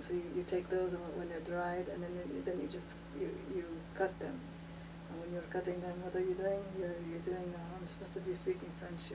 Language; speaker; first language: English; native; English